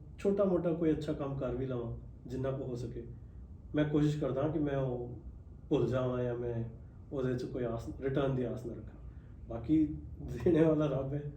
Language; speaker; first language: Punjabi; early bilingual, heritage; Punjabi